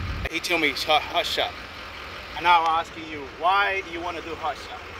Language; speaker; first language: English; non-native, learner; Spanish